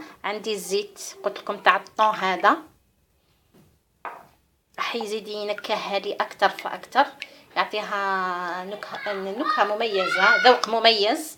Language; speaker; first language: Arabic; native; Arabic